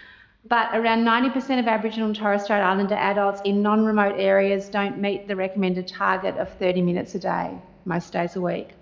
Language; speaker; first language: English; native; English